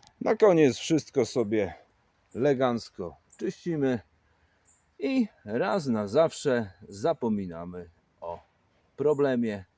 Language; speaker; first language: Polish; native; Polish